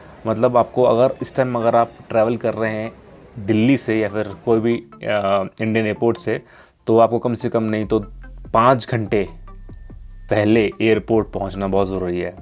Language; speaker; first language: Hindi; native; Hindi